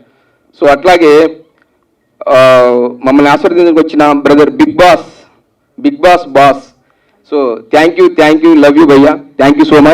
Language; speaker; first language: Telugu; native; Telugu